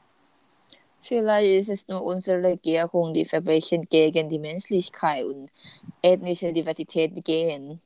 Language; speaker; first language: German; non-native, learner; Thai